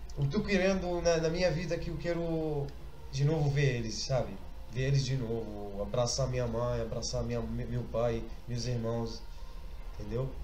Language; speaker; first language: Portuguese; non-native, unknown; Arabic